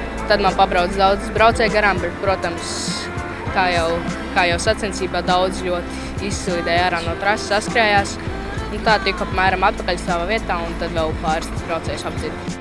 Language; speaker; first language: Latvian; native; Latvian